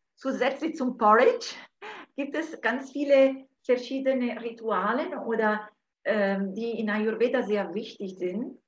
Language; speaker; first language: German; non-native, fluent; Italian